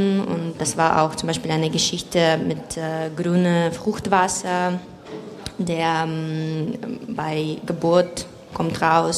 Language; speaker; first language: German; non-native, fluent; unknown